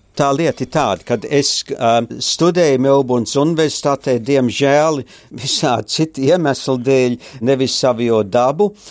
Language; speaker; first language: Latvian; early bilingual, heritage; Latvian